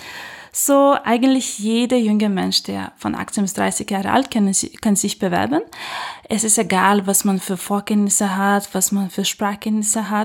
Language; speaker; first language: German; non-native, fluent; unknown